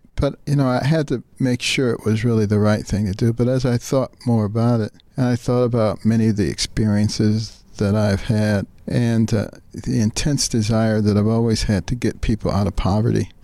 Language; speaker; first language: English; native; English